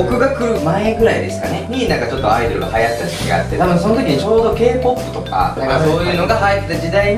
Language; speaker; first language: Japanese; native; Japanese